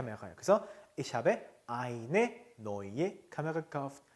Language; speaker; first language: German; non-native, fluent; Korean